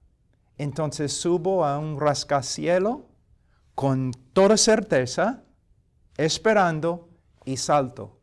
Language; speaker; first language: Spanish; non-native, fluent; English